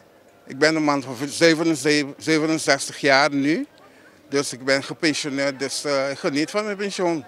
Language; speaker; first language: Dutch; non-native, local second language; Papiamento